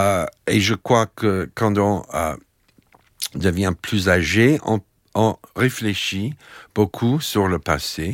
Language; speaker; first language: French; non-native, fluent; English